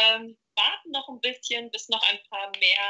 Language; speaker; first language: German; native; German